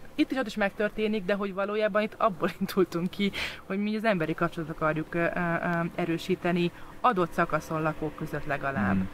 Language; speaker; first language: Hungarian; native; Hungarian